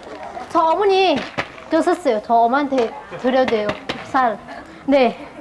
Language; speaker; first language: Korean; non-native, local second language; Lao